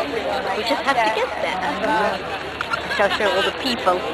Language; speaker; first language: English; native; English